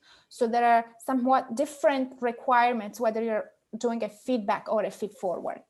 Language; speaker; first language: English; non-native, fluent; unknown